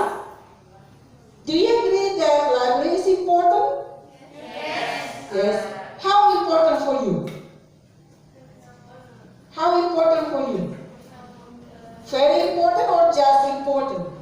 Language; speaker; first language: English; non-native, fluent; Indonesian